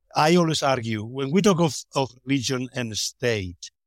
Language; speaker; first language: English; non-native, fluent; Spanish